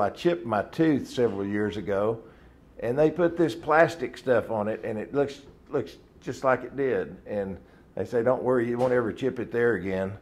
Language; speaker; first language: English; native; English